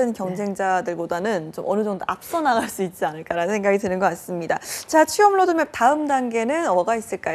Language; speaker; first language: Korean; native; Korean